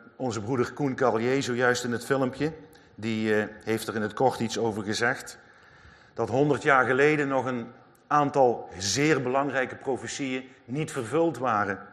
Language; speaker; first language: Dutch; native; Dutch